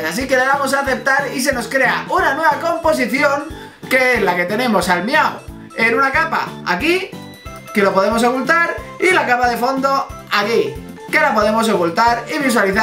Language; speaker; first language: Spanish; native; Spanish